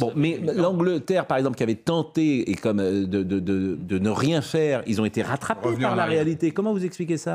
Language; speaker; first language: French; native; French